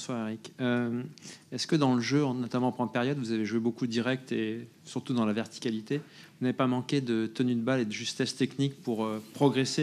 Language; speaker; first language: French; native; French